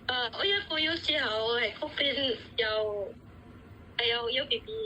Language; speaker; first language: Cantonese; non-native, learner; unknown